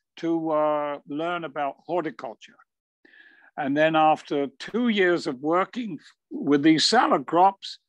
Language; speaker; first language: English; native; English